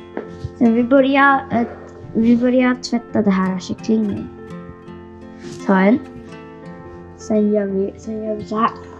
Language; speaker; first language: Swedish; non-native, learner; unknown